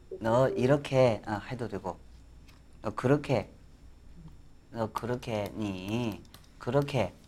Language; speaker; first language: Korean; non-native, fluent; Chinese